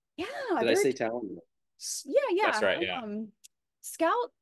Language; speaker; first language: English; native; English